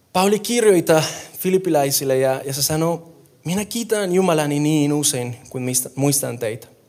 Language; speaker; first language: Finnish; non-native, fluent; Spanish